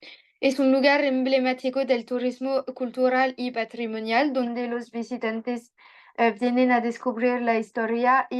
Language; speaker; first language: Spanish; non-native, learner; French